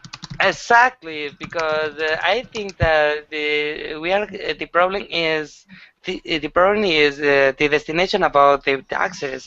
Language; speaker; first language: English; non-native, learner; Spanish